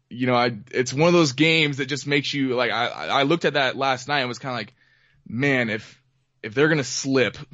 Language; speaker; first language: English; native; English